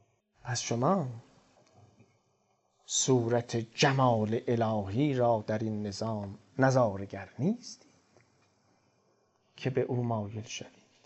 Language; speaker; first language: Persian; native; Persian